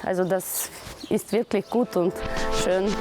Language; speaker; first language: German; non-native, fluent; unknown